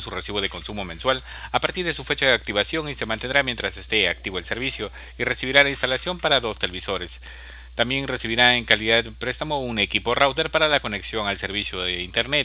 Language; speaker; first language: Spanish; native; Spanish